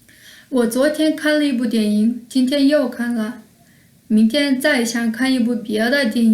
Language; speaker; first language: Chinese; non-native, fluent; Kyrgyz